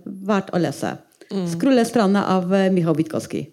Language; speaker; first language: Norwegian; non-native, fluent; Polish